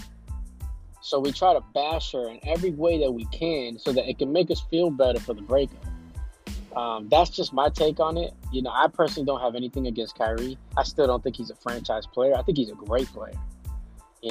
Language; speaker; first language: English; native; English